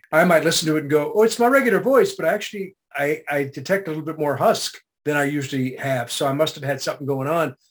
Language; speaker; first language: English; native; English